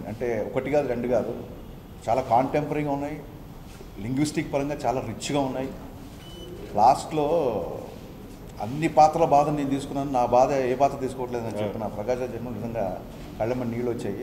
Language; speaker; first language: Telugu; native; Telugu